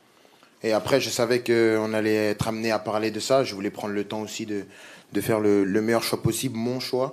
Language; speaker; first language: French; native; French